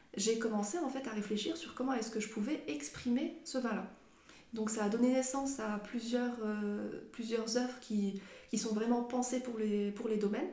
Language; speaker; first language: French; non-native, local second language; Arabic